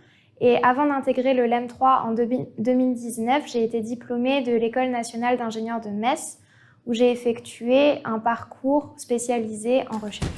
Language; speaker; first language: French; native; French